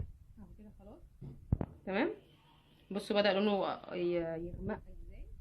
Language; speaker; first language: Arabic; native; Arabic